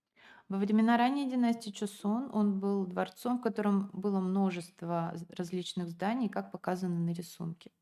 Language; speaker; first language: Russian; native; Russian